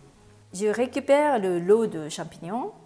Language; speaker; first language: French; non-native, fluent; Japanese